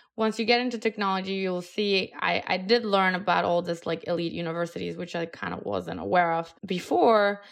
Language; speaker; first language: English; non-native, fluent; Spanish